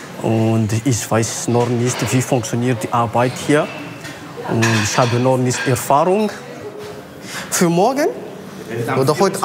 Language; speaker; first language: German; non-native, learner; Malagasy